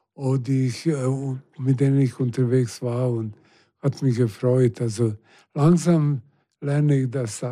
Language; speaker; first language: German; non-native, fluent; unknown